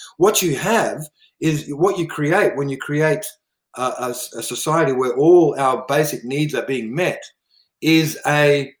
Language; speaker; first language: English; native; English